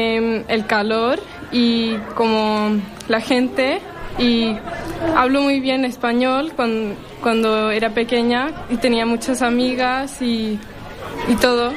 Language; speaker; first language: Spanish; early bilingual, other home language; Norwegian